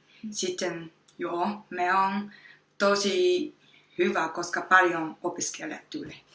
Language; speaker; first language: Finnish; non-native, learner; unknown